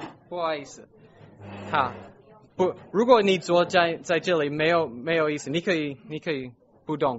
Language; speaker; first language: Chinese; non-native, fluent; English